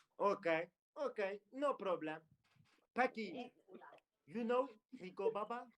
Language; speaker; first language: English; non-native, learner; Turkish